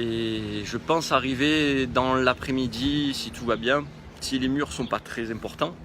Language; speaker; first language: French; native; French